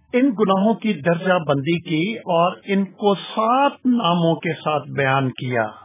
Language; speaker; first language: Urdu; non-native, local second language; Punjabi